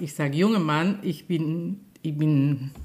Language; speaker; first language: German; non-native, fluent; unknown